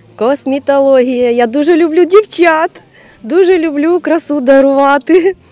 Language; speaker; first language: Ukrainian; non-native, local second language; Russian